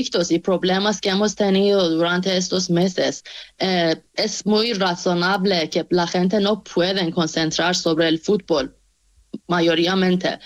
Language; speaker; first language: Spanish; non-native, fluent; Persian